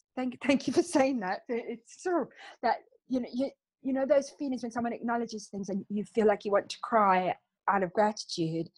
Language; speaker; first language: English; native; English